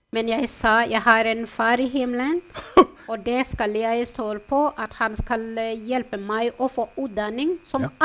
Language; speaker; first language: Norwegian; non-native, fluent; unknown